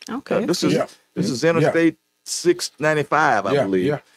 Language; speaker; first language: English; native; English